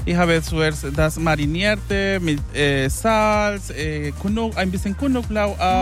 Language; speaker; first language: German; non-native, fluent; Spanish